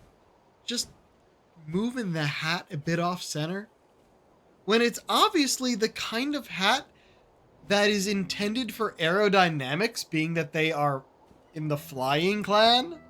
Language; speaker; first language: English; native; English